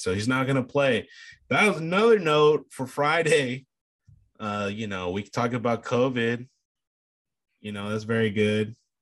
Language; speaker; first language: English; native; English